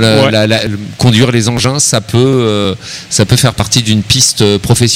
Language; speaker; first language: French; native; French